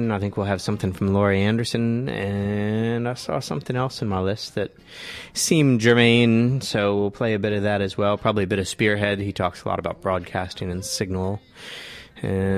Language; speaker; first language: English; native; English